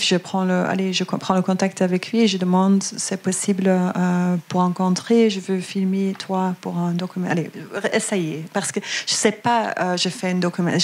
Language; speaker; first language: French; non-native, learner; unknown